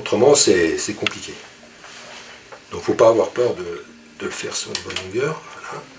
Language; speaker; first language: French; native; French